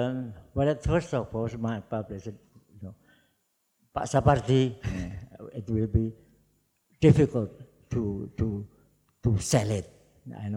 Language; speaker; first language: English; non-native, fluent; Javanese